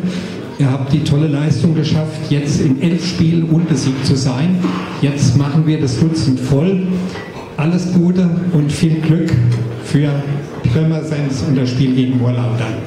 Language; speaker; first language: German; native; German